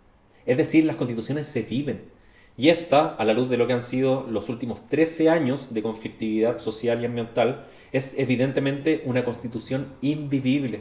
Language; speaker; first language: Spanish; native; Spanish